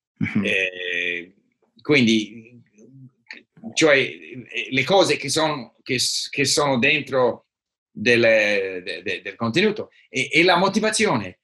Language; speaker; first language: Italian; non-native, learner; English